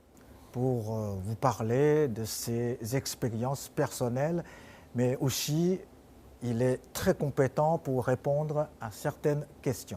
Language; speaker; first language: French; non-native, fluent; Chinese